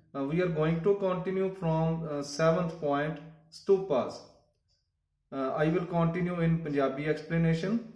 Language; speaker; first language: English; non-native, local second language; Punjabi